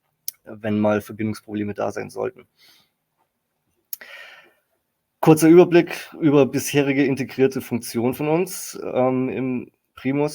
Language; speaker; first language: German; native; German